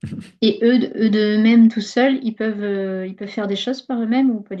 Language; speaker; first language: French; native; French